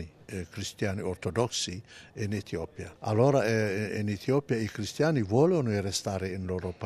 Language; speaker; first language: Italian; non-native, fluent; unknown